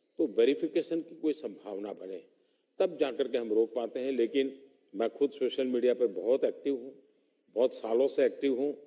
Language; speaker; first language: Hindi; non-native, local second language; Gujarati